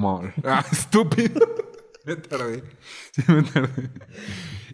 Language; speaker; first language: Spanish; native; Spanish